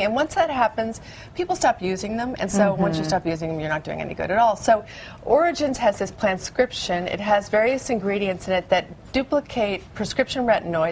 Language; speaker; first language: English; native; English